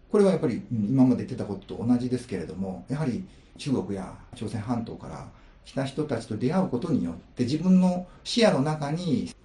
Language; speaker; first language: Japanese; native; Japanese